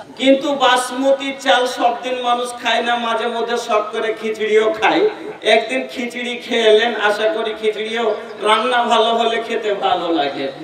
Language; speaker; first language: Bangla; non-native, local second language; Bhojpuri